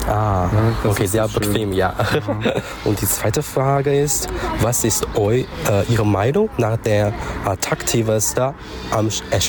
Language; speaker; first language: German; non-native, learner; Chinese